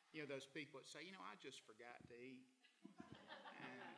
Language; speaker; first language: English; native; English